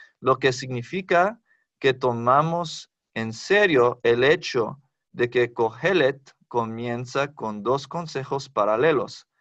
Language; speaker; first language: Spanish; non-native, fluent; English